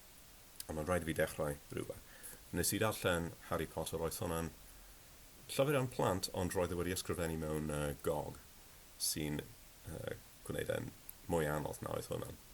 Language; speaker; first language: Welsh; non-native, learner; English